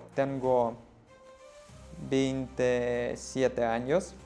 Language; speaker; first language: Spanish; non-native, learner; Russian